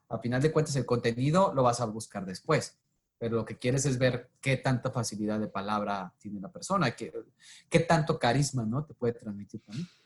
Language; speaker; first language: Spanish; native; Spanish